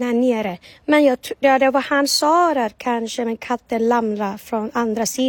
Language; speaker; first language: Swedish; non-native, learner; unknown